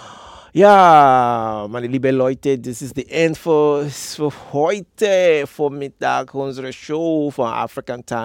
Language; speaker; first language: German; non-native, learner; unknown